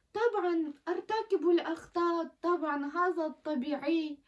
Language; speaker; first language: Arabic; non-native, fluent; Ukrainian